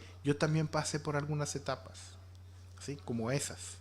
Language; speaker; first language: Spanish; native; Spanish